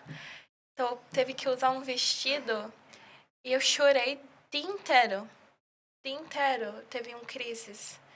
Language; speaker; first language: Portuguese; early bilingual, heritage; English